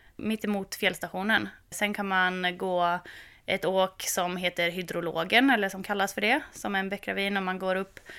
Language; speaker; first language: Swedish; native; Swedish